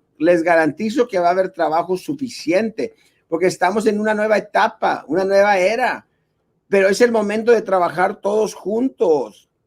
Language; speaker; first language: Spanish; non-native, local second language; English